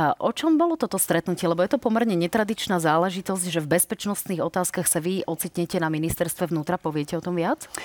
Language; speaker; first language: Slovak; native; Slovak